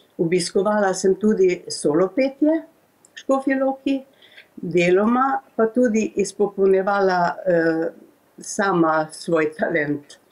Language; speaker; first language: Slovenian; native; Slovenian